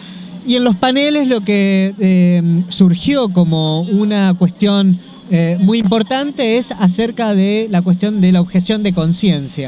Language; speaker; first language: Spanish; native; Spanish